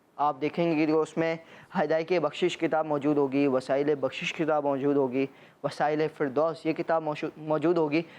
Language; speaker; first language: Urdu; native; Urdu